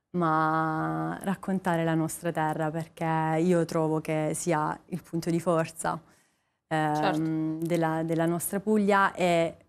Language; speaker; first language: Italian; native; Italian